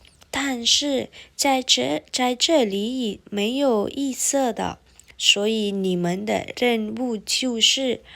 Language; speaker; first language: Chinese; non-native, fluent; Indonesian